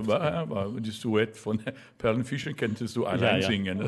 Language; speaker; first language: German; non-native, fluent; French